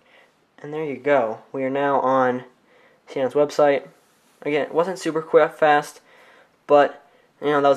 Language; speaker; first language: English; native; English